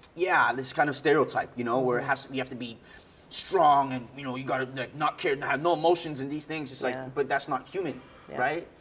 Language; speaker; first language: English; native; English